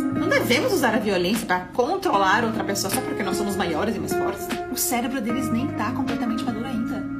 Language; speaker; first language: Portuguese; early bilingual, heritage; Portuguese